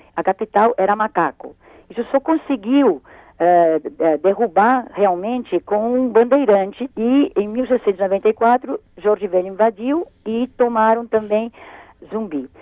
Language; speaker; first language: Portuguese; early bilingual, other home language; Spanish